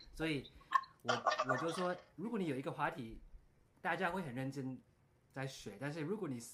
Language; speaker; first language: Chinese; early bilingual, heritage; Chinese